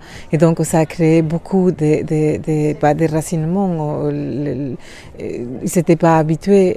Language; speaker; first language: French; non-native, fluent; Spanish